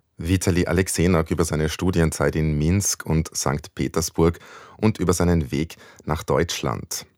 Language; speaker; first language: German; native; German